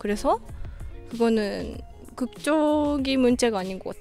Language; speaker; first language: Korean; non-native, fluent; Japanese